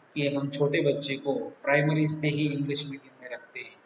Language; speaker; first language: Hindi; non-native, local second language; Gujarati